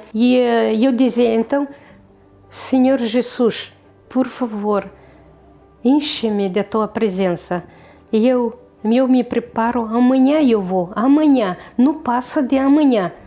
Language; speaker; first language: Portuguese; non-native, fluent; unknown